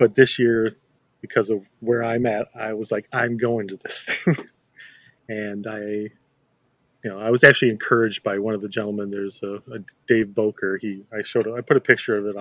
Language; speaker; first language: English; native; English